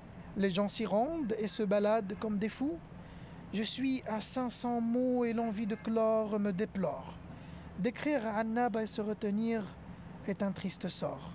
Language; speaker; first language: French; non-native, local second language; Arabic